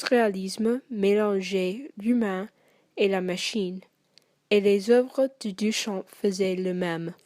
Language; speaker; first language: French; non-native, learner; English